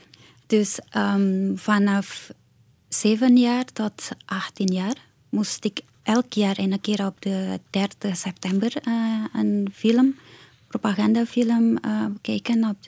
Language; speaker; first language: Dutch; non-native, fluent; Indonesian